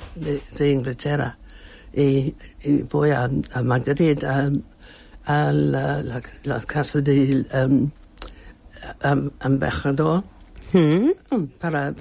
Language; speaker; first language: Spanish; non-native, learner; English